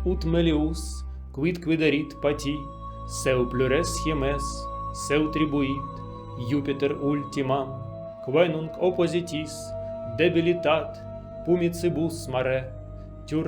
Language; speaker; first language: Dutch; non-native, learner; Russian